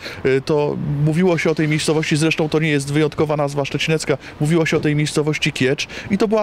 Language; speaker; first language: Polish; native; Polish